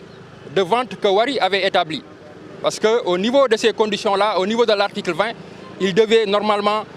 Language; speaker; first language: French; non-native, local second language; Wolof